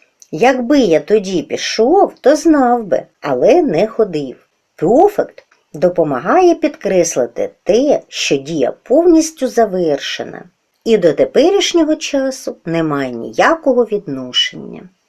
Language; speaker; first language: Ukrainian; native; Ukrainian